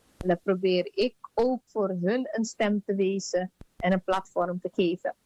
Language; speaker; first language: Dutch; native; Dutch